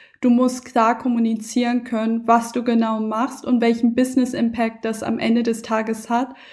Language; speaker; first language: German; early bilingual, other home language; Persian